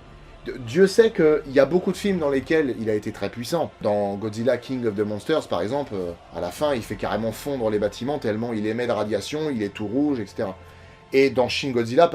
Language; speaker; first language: French; native; French